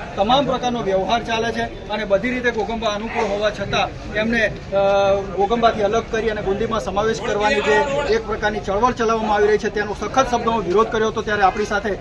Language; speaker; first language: Gujarati; native; Gujarati